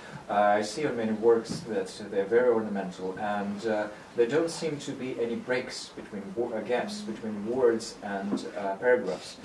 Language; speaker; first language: English; non-native, fluent; Russian